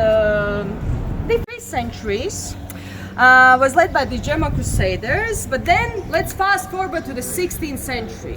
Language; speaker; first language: English; non-native, fluent; Latvian